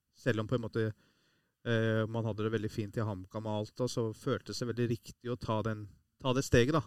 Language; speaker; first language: Norwegian; early bilingual, other home language; Persian